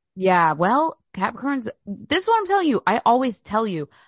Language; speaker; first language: English; native; English